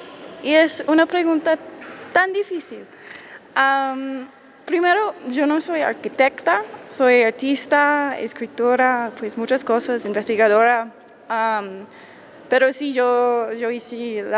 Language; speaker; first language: Spanish; non-native, fluent; English